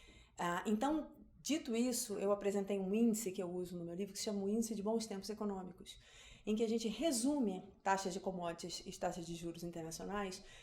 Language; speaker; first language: Portuguese; native; Portuguese